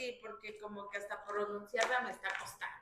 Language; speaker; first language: Spanish; native; Spanish